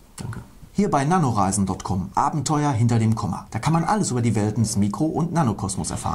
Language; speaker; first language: German; native; German